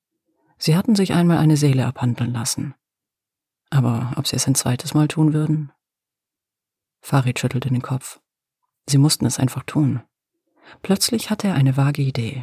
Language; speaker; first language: German; native; German